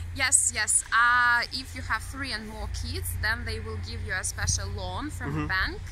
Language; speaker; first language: English; non-native, fluent; Russian